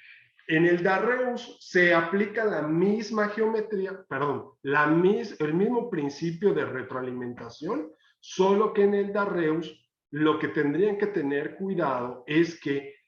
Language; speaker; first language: Spanish; native; Spanish